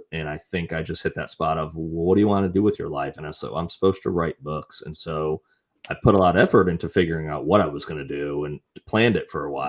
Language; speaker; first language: English; native; English